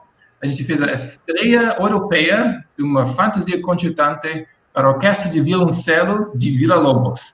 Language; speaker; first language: Portuguese; non-native, fluent; English